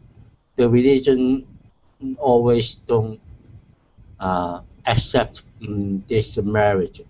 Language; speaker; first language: English; non-native, learner; Chinese